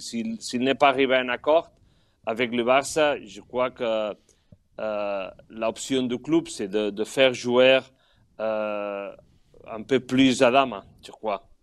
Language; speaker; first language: French; non-native, fluent; Catalan